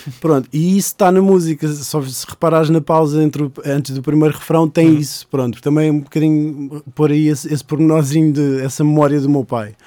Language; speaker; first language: Portuguese; native; Portuguese